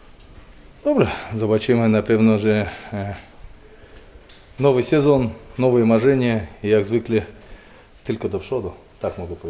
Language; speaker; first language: Polish; non-native, fluent; Russian